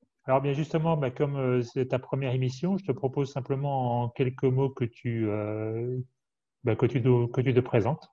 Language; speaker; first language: French; native; French